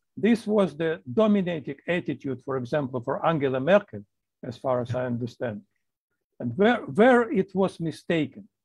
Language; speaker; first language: English; non-native, fluent; Ukrainian